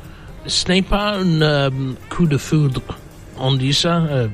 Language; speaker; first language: French; non-native, fluent; English